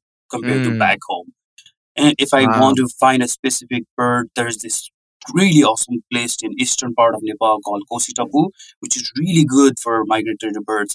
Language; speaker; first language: English; non-native, local second language; Nepali